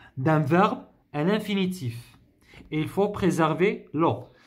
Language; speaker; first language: French; non-native, local second language; Arabic